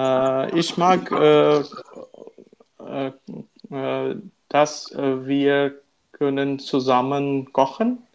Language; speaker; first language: German; non-native, learner; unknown